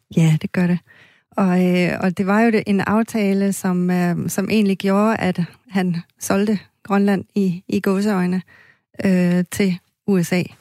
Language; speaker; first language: Danish; native; Danish